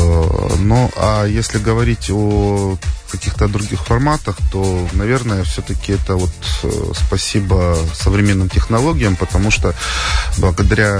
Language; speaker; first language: Russian; native; Russian